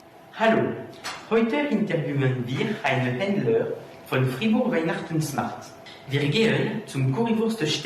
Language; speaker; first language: German; non-native, learner; French